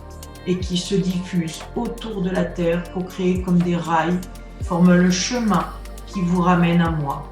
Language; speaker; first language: French; native; French